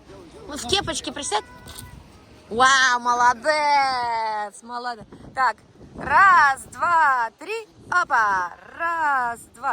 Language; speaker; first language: Russian; native; Russian